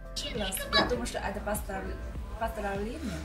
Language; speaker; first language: Russian; non-native, learner; Chinese